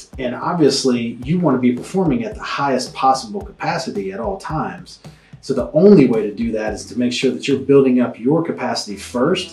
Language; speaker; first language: English; native; English